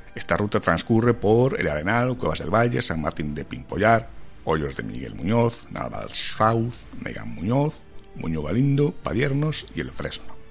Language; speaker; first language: Spanish; native; Spanish